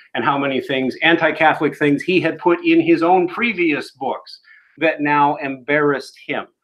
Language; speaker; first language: English; native; English